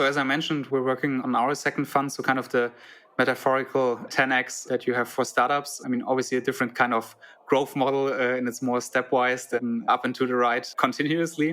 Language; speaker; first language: English; non-native, fluent; German